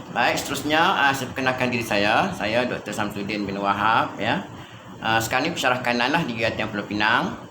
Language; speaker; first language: Malay; native; Malay